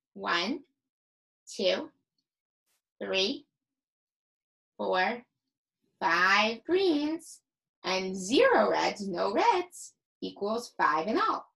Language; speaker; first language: English; native; English